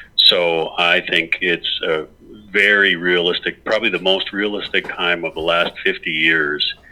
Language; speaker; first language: English; native; English